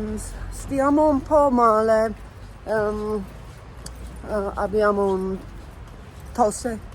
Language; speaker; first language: Italian; non-native, learner; English